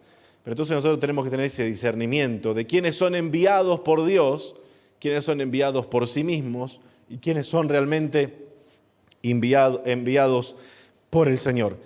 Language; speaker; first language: Spanish; native; Spanish